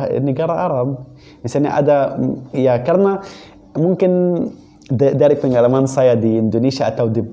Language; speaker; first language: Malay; non-native, fluent; Arabic